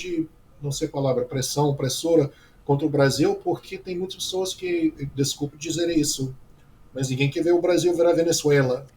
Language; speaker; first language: Portuguese; non-native, fluent; English